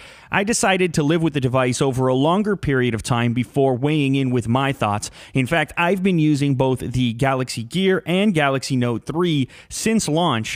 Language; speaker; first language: English; native; English